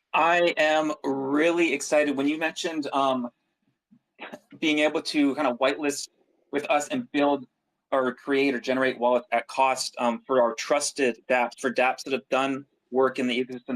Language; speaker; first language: English; native; English